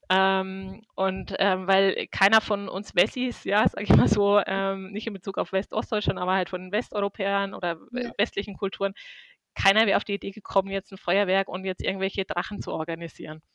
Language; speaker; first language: German; native; German